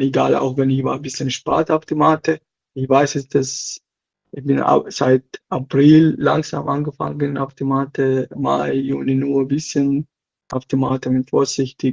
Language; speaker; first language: German; non-native, learner; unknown